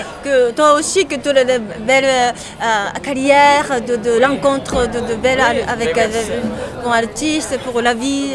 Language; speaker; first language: French; non-native, learner; Japanese